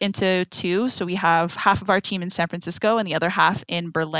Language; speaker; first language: English; native; English